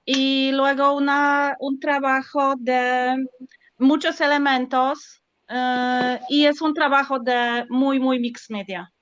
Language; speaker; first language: Spanish; non-native, learner; Polish